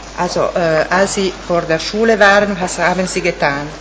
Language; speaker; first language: German; non-native, fluent; Italian